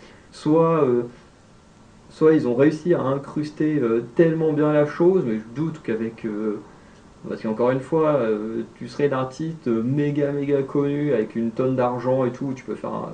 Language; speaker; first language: French; native; French